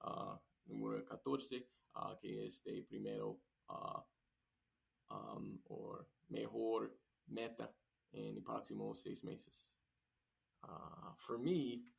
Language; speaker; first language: Spanish; non-native, learner; English